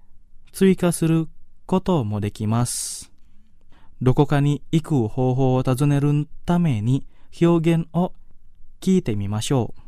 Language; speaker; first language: Japanese; non-native, fluent; Indonesian